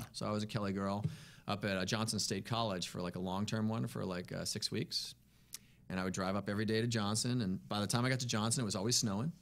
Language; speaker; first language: English; native; English